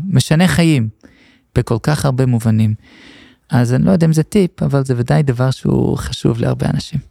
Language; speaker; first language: Hebrew; non-native, fluent; English